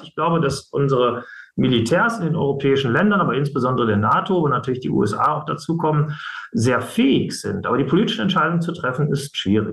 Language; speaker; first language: German; native; German